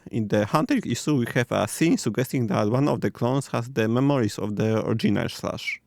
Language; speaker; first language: English; non-native, fluent; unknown